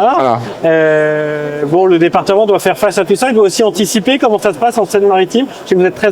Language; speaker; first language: French; native; French